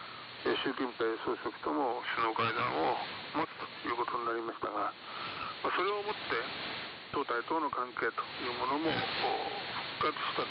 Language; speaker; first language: Japanese; native; Japanese